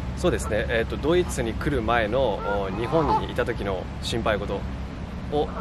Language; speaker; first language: Japanese; native; Japanese